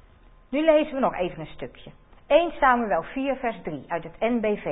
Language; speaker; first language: Dutch; native; Dutch